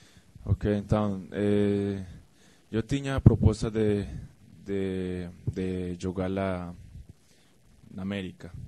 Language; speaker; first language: Portuguese; non-native, fluent; Spanish